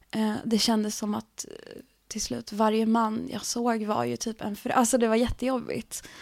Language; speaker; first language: Swedish; native; Swedish